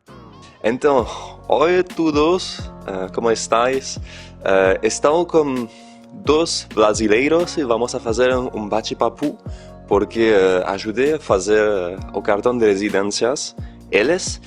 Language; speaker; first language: Portuguese; non-native, learner; French